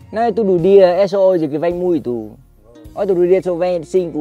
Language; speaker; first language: Portuguese; non-native, learner; Vietnamese